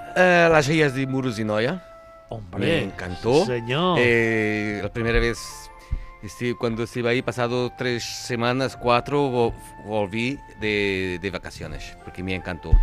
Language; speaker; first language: Spanish; non-native, fluent; Portuguese